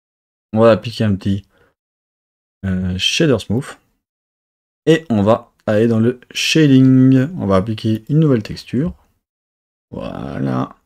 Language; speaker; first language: French; native; French